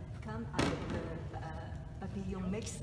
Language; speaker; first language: French; non-native, learner; Cantonese